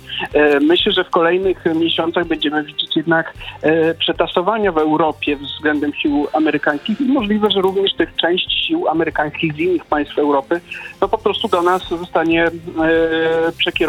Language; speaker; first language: Polish; native; Polish